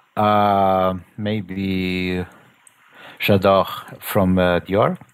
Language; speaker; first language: English; non-native, fluent; Portuguese